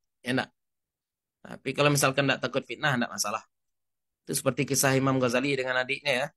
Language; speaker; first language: Indonesian; non-native, local second language; Minangkabau